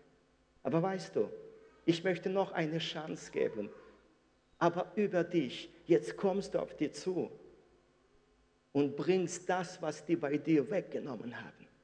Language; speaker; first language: German; non-native, fluent; Russian